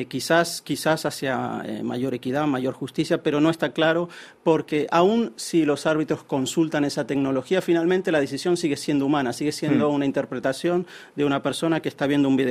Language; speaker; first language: Spanish; native; Spanish